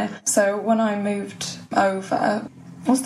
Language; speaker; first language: English; early bilingual, other home language; Polish